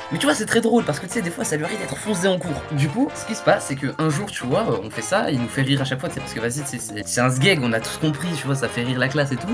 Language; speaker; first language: French; native; French